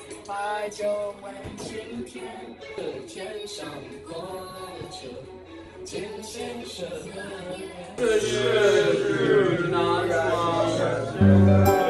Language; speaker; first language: Chinese; non-native, learner; English